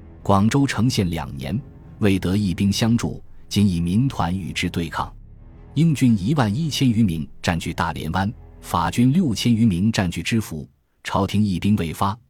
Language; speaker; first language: Chinese; native; Chinese